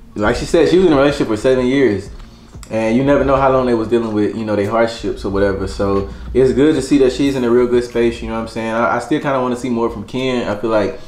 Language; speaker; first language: English; native; English